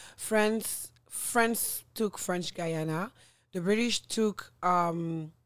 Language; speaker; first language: English; non-native, fluent; French